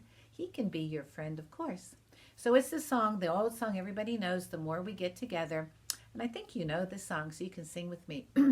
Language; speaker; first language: English; native; English